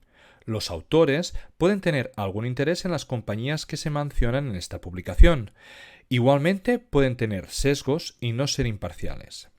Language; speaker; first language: Spanish; native; Spanish